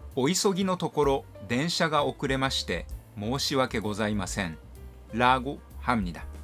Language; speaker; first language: Korean; non-native, fluent; Japanese